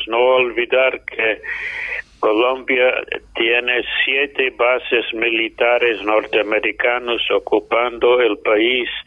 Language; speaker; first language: Spanish; non-native, fluent; English